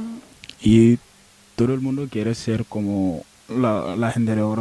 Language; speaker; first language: Spanish; non-native, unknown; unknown